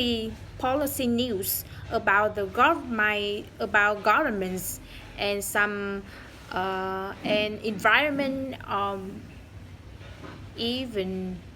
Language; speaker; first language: English; non-native, learner; Vietnamese